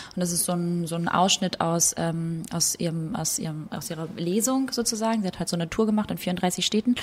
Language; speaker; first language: German; early bilingual, other home language; Albanian